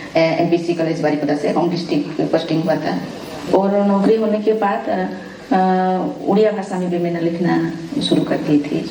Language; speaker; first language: Hindi; non-native, local second language; Santali